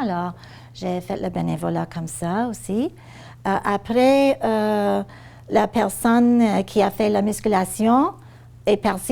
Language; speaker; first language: French; non-native, fluent; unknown